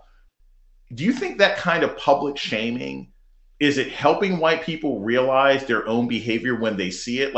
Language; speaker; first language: English; native; English